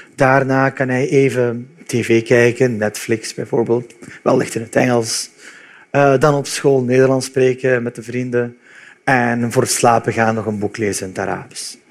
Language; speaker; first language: Dutch; early bilingual, other home language; Turkish